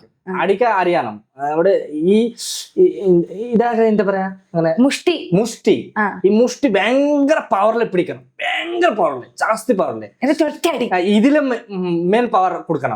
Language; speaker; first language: Malayalam; non-native, local second language; Bangla